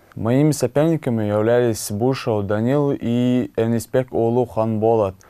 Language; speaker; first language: Russian; non-native, local second language; Chechen